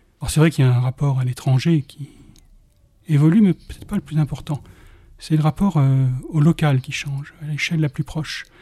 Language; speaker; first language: French; native; French